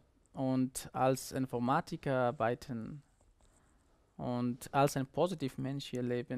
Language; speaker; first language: German; non-native, learner; Persian